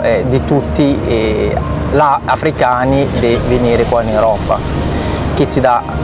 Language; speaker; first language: Italian; non-native, fluent; Arabic